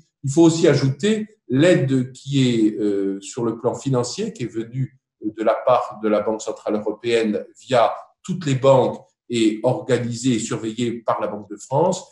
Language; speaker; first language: French; native; French